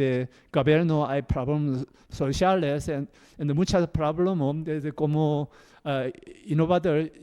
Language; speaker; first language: Spanish; non-native, learner; Korean